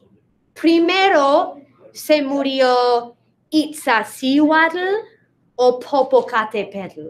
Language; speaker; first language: Spanish; non-native, fluent; English